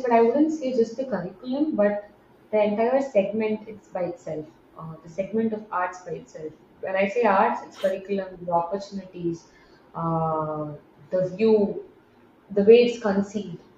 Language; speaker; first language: English; non-native, local second language; Tamil